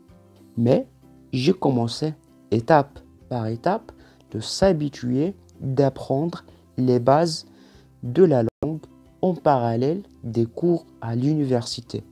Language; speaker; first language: French; non-native, local second language; Arabic